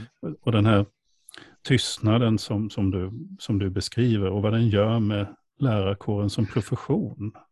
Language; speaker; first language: Swedish; native; Swedish